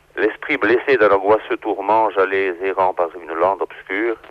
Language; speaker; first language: French; native; French